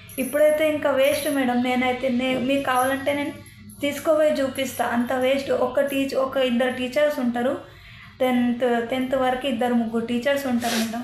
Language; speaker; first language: Telugu; non-native, local second language; Hindi